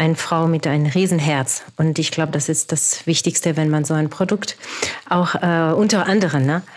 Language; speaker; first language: German; non-native, fluent; French